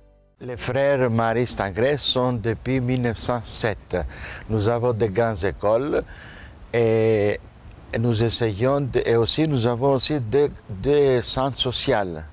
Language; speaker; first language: French; non-native, fluent; Greek